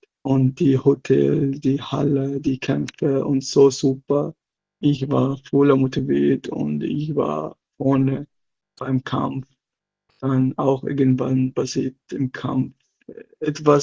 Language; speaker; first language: German; non-native, learner; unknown